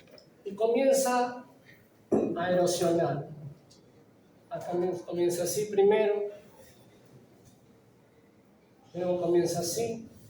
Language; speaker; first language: Spanish; native; Spanish